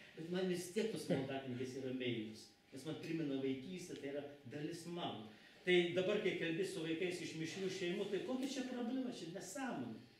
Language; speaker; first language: Lithuanian; native; Lithuanian